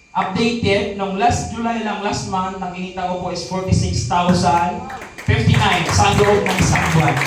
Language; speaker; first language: Filipino; non-native, local second language; Masbatenyo